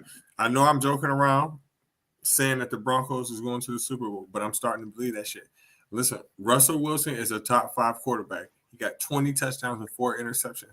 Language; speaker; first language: English; native; English